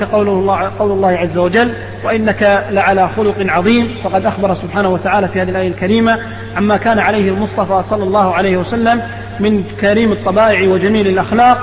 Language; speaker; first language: Arabic; native; Arabic